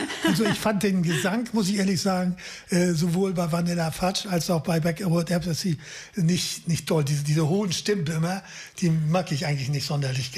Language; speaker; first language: German; native; German